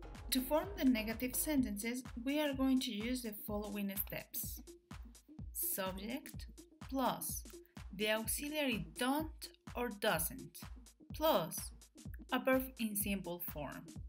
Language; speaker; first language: English; non-native, fluent; Spanish